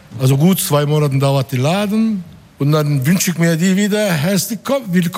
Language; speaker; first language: German; non-native, fluent; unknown